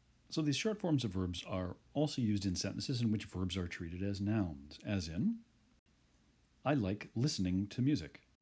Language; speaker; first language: English; native; English